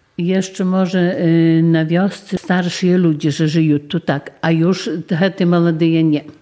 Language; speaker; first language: Polish; non-native, local second language; Belarusian